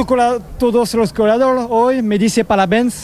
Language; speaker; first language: Portuguese; non-native, learner; French